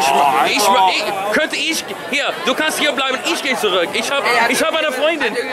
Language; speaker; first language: German; non-native, learner; English